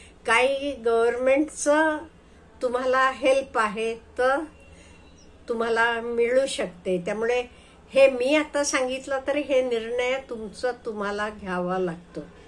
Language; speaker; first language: Marathi; non-native, fluent; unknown